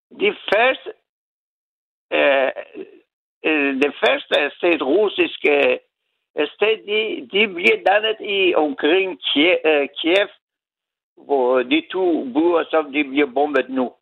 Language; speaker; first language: Danish; non-native, learner; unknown